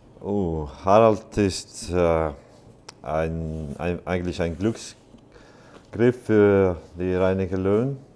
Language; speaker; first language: German; non-native, fluent; Icelandic